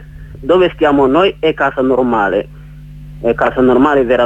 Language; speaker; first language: Italian; non-native, learner; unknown